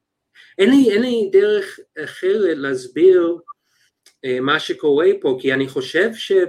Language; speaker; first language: Hebrew; non-native, fluent; English